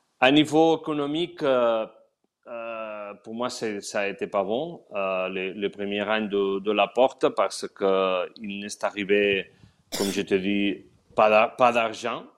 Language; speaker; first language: French; non-native, learner; Spanish